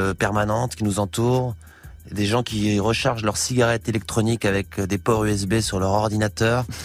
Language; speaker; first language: French; native; French